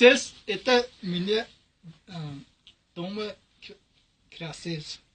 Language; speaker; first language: Russian; non-native, learner; Tajik